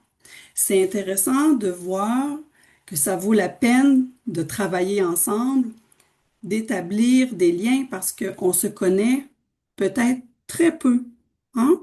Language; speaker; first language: French; native; French